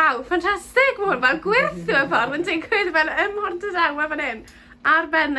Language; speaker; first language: Welsh; native; Welsh